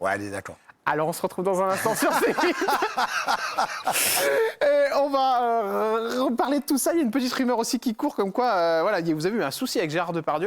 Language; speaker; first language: French; native; French